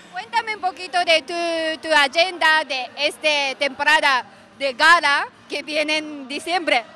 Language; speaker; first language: Spanish; non-native, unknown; Japanese